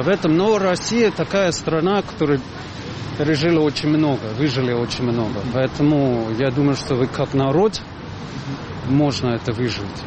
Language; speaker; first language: Russian; non-native, learner; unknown